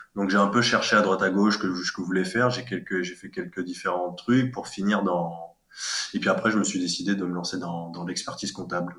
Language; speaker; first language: French; native; French